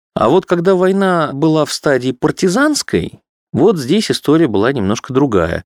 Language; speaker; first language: Russian; native; Russian